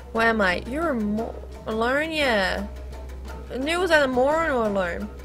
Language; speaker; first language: English; native; English